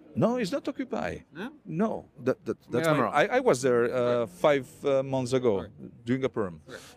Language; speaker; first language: English; non-native, fluent; Catalan